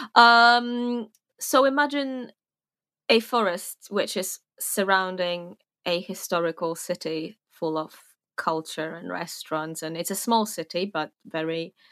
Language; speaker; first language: English; non-native, fluent; Polish